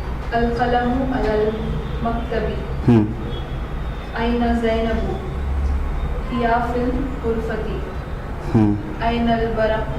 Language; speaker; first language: Arabic; non-native, learner; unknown